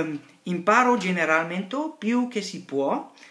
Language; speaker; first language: Italian; non-native, learner; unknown